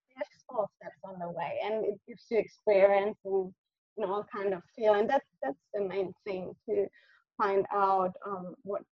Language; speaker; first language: English; non-native, fluent; German